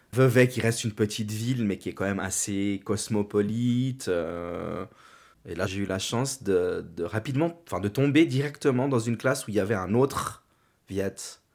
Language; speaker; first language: French; native; French